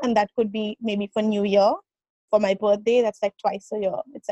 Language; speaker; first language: English; non-native, local second language; Bangla